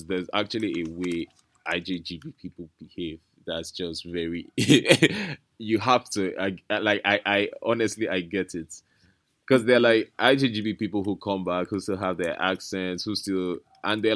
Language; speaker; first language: English; non-native, local second language; Yoruba